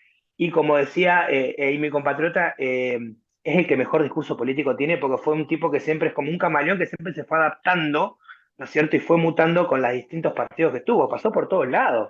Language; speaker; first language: Spanish; native; Spanish